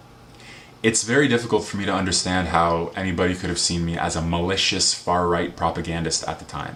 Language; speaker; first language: English; native; English